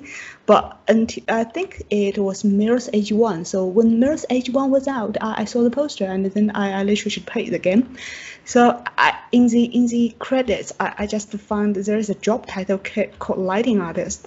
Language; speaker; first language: English; non-native, fluent; Chinese